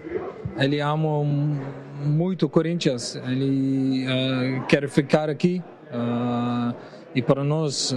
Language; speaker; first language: Portuguese; non-native, learner; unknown